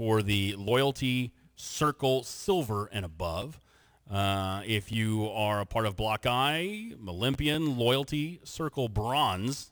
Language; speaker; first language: English; native; English